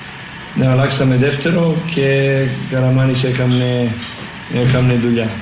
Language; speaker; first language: Greek; non-native, fluent; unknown